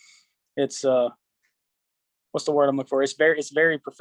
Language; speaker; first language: English; native; English